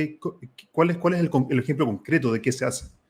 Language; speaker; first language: Spanish; native; Spanish